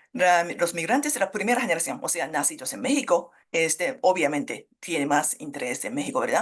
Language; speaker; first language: Spanish; non-native, fluent; Japanese